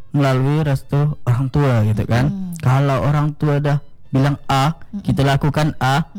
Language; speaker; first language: Indonesian; native; Indonesian